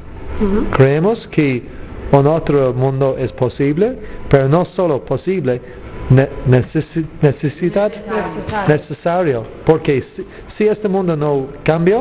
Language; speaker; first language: Spanish; non-native, learner; English